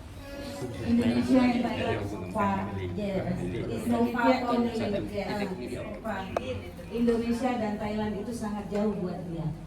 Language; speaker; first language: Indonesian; non-native, fluent; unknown